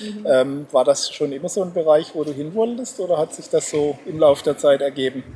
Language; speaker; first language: German; native; German